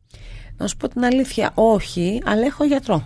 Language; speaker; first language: Greek; native; Greek